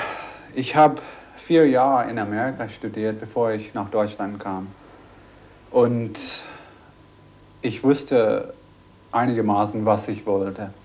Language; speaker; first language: German; non-native, fluent; English